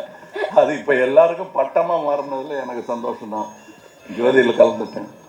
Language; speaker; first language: Tamil; native; Tamil